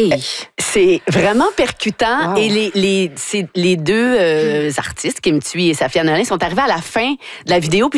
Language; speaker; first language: French; native; French